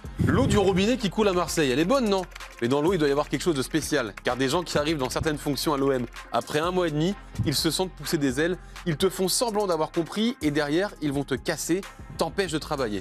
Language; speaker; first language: French; native; French